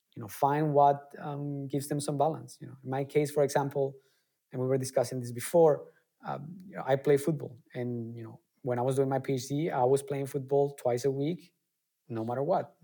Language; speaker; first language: English; non-native, fluent; Spanish